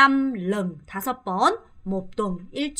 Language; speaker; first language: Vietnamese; non-native, fluent; Korean